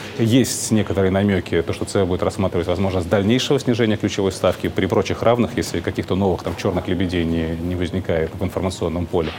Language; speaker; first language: Russian; native; Russian